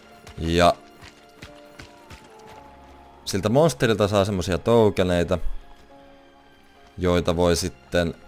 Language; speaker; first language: Finnish; native; Finnish